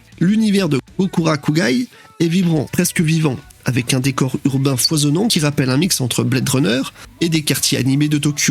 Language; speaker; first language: French; native; French